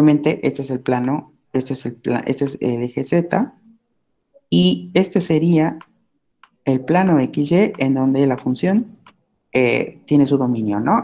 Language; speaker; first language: Spanish; native; Spanish